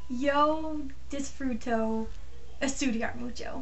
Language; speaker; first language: Spanish; non-native, learner; English